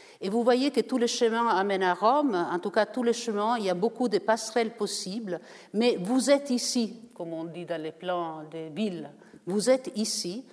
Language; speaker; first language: French; non-native, fluent; Italian